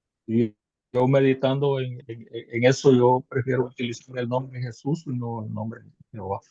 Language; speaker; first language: Spanish; native; Spanish